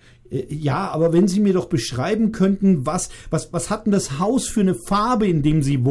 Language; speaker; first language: German; native; German